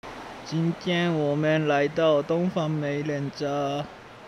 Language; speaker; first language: Chinese; non-native, fluent; Japanese